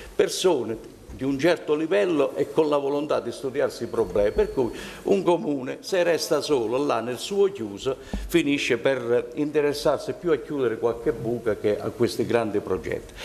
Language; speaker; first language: Italian; native; Italian